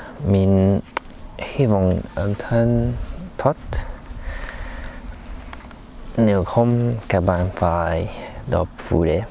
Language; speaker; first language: Vietnamese; non-native, learner; French